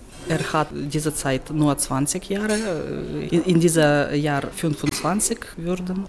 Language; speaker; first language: German; non-native, learner; Ukrainian